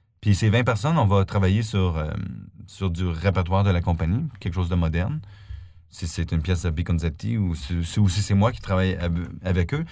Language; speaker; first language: French; native; French